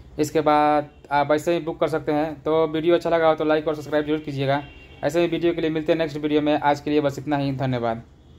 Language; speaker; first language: Hindi; native; Hindi